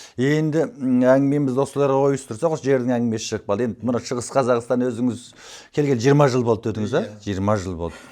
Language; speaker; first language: Kazakh; early bilingual, heritage; Kazakh